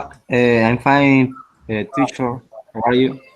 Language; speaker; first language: English; non-native, learner; Spanish